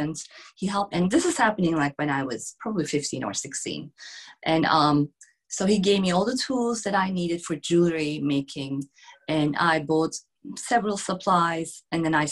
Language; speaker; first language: English; non-native, fluent; Turkish